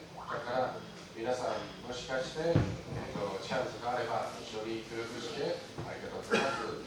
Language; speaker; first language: Japanese; non-native, learner; Chinese